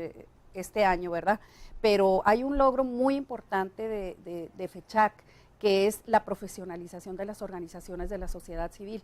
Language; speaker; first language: Spanish; native; Spanish